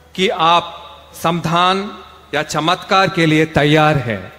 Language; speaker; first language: Hindi; non-native, local second language; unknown